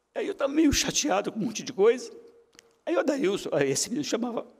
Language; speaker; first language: Portuguese; native; Portuguese